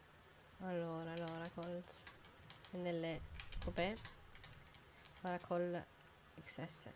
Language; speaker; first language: Italian; native; Italian